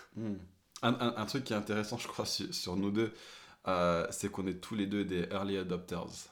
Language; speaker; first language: French; early bilingual, other home language; English